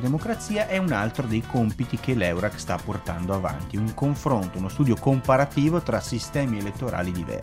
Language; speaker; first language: Italian; native; Italian